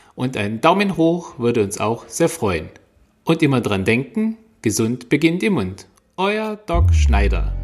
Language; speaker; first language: German; native; German